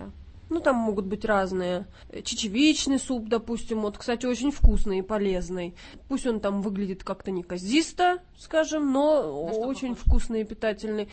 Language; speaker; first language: Russian; native; Russian